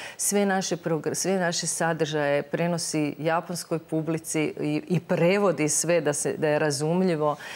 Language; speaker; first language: Croatian; native; Croatian